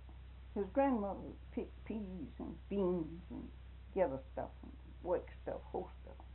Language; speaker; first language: English; native; English